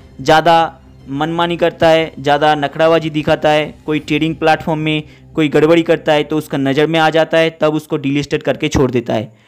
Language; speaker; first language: Hindi; non-native, local second language; Bangla